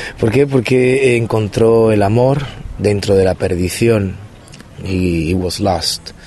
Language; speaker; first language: Spanish; native; Spanish